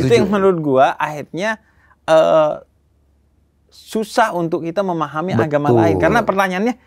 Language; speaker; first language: Indonesian; native; Indonesian